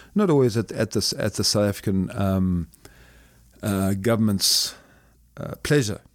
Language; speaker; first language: English; native; English